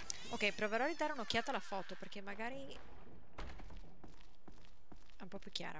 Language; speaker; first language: Italian; early bilingual, other home language; English